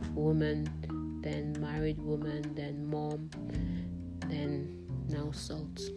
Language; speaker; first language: English; non-native, local second language; Yoruba